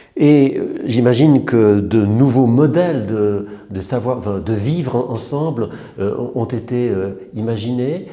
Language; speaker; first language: French; native; French